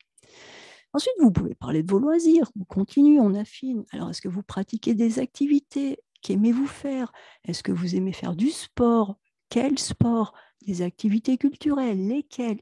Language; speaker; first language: French; native; French